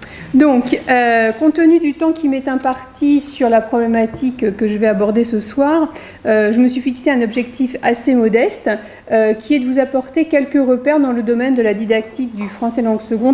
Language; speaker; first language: French; native; French